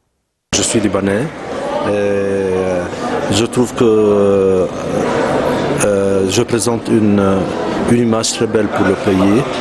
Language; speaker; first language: French; non-native, local second language; Arabic